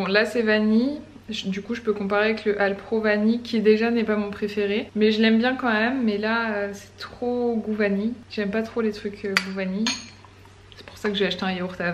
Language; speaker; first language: French; native; French